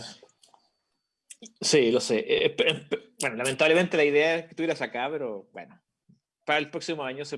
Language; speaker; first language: Spanish; native; Spanish